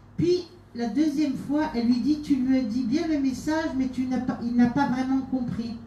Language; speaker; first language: French; native; French